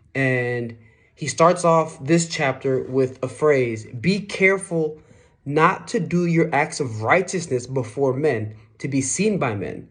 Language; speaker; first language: English; native; English